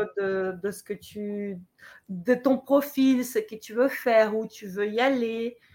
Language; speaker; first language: French; non-native, fluent; Portuguese